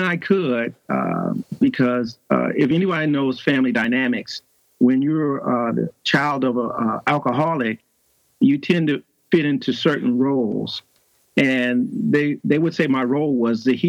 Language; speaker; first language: English; native; English